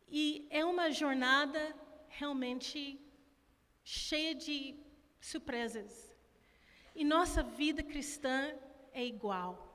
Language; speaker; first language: Portuguese; non-native, fluent; English